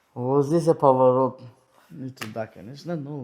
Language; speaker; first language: Russian; non-native, local second language; Tajik